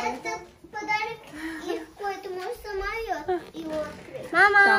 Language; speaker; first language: Russian; early bilingual, heritage; Russian